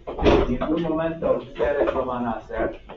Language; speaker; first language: Spanish; non-native, fluent; English